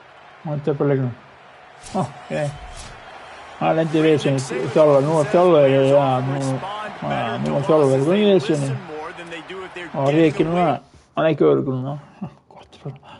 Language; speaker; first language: Icelandic; non-native, learner; Norwegian